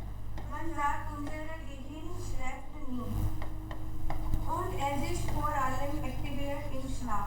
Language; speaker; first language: German; non-native, learner; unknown